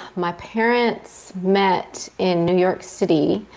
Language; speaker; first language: English; early bilingual, other home language; Spanish